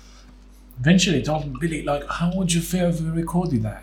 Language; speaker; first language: English; non-native, fluent; Greek